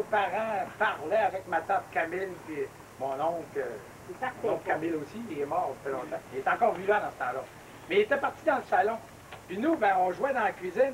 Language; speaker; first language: French; native; French